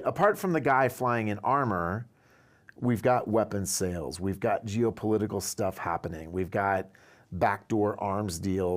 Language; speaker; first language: English; native; English